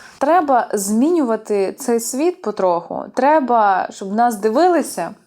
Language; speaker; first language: Ukrainian; native; Ukrainian